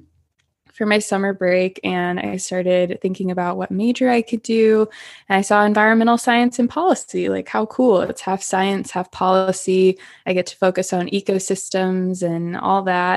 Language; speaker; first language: English; native; English